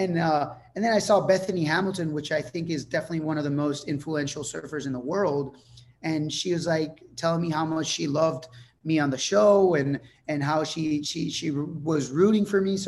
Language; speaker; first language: English; non-native, fluent; Spanish